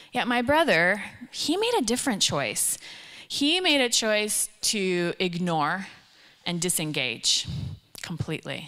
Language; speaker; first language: English; native; English